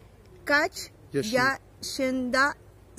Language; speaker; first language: Turkish; non-native, learner; Spanish